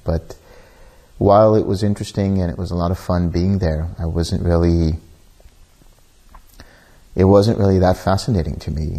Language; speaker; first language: English; native; English